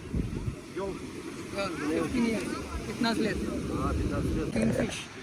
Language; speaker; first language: English; non-native, learner; Hindi